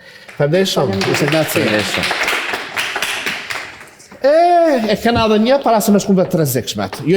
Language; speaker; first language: Albanian; native; Albanian